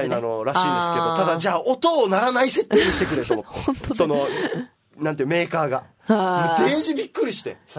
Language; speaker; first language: Japanese; native; Japanese